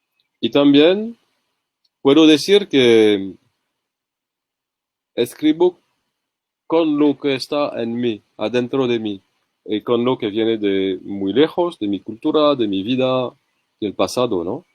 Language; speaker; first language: Spanish; non-native, learner; French